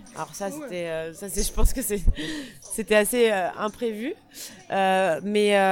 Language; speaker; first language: French; native; French